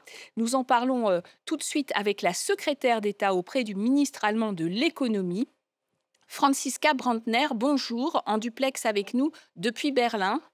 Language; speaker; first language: French; native; French